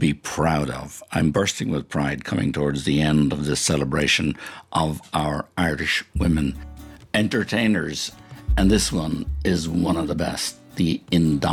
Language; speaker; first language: English; native; English